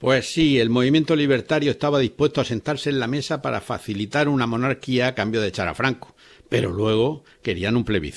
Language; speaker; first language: Spanish; native; Spanish